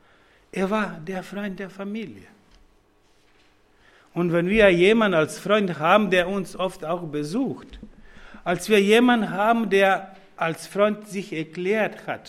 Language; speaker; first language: German; non-native, fluent; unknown